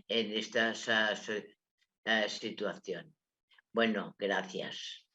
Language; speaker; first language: Spanish; non-native, local second language; Catalan